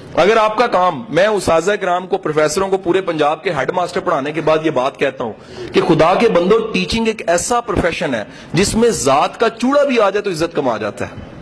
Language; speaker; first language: Urdu; non-native, local second language; Punjabi